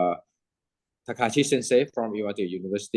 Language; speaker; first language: English; non-native, fluent; Thai